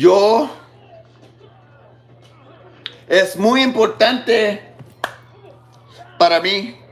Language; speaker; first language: Spanish; non-native, learner; English